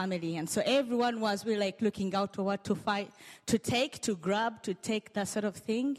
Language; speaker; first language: English; non-native, local second language; Ganda